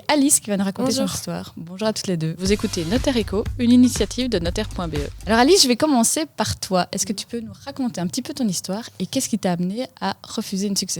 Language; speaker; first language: French; native; French